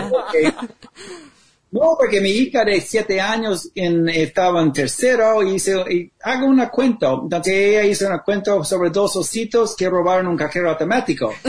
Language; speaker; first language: Spanish; non-native, fluent; English